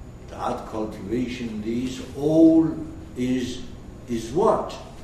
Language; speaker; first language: English; non-native, fluent; Persian